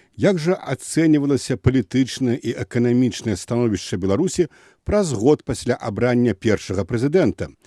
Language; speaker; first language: Belarusian; native; Belarusian